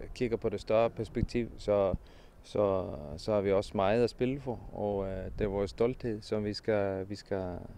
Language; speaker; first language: Danish; non-native, fluent; Icelandic